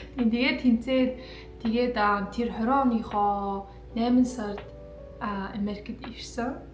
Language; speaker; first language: Mongolian; native; Mongolian